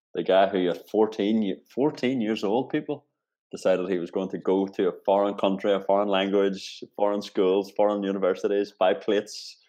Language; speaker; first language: English; native; English